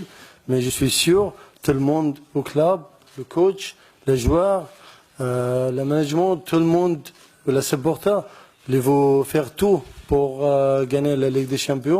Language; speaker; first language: French; non-native, learner; Arabic